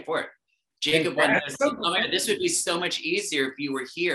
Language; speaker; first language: English; native; English